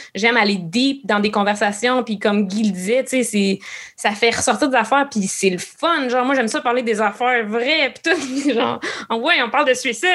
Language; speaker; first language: French; native; French